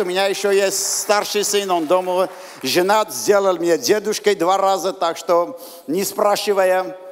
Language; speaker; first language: Russian; non-native, local second language; Armenian